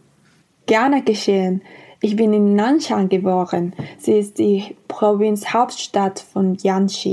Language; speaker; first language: German; non-native, fluent; Spanish